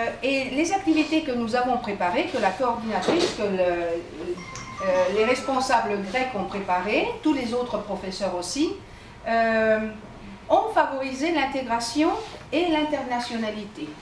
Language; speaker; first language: French; non-native, fluent; Spanish